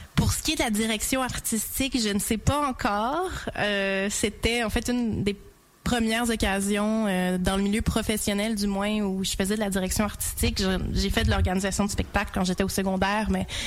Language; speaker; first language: French; native; French